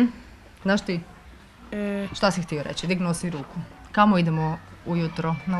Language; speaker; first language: Croatian; native; Croatian